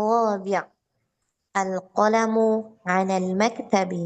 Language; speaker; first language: Arabic; non-native, learner; Indonesian